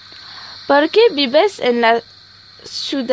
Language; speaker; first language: Spanish; non-native, learner; French